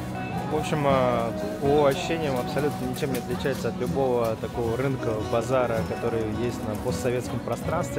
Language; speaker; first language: Russian; native; Russian